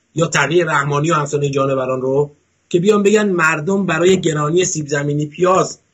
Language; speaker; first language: Persian; native; Persian